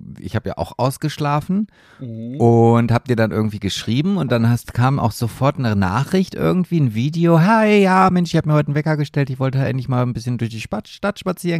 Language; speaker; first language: German; native; German